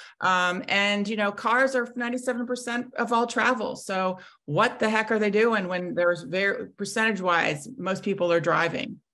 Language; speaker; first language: English; native; English